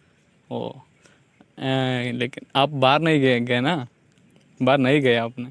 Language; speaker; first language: Hindi; non-native, local second language; Kannada